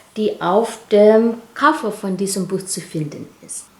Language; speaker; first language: German; non-native, learner; Indonesian